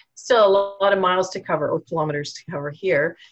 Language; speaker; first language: English; native; English